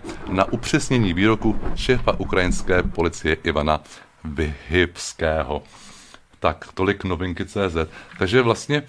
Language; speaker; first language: Czech; native; Czech